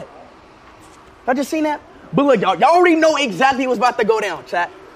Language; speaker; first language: English; native; English